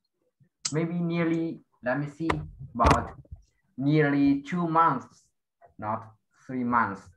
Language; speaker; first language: English; non-native, fluent; Vietnamese